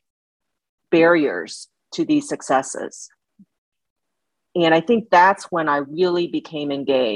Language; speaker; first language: English; early bilingual, other home language; Chinese